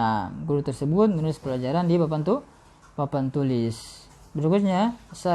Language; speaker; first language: Indonesian; native; Indonesian